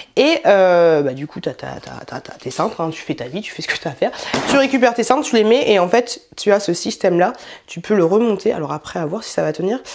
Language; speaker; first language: French; native; French